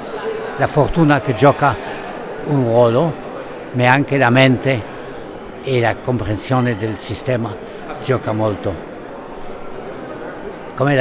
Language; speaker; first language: Italian; non-native, fluent; French